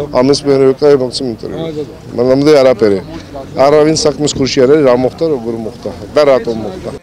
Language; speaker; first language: Georgian; non-native, local second language; Azerbaijani